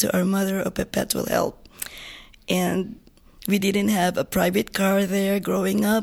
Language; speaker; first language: English; non-native, local second language; Filipino